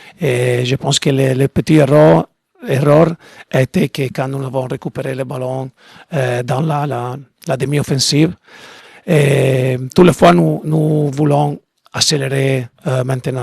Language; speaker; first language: French; non-native, learner; Italian